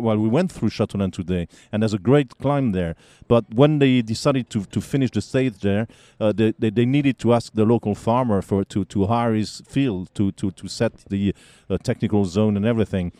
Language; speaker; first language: English; non-native, fluent; French